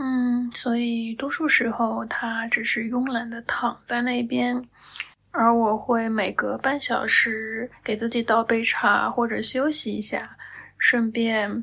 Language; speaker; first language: Chinese; native; Chinese